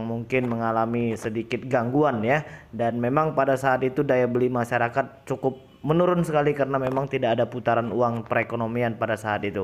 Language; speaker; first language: Indonesian; native; Indonesian